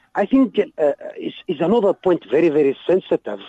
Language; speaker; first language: English; non-native, fluent; Arabic